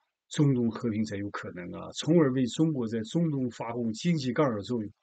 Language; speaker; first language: Chinese; native; Chinese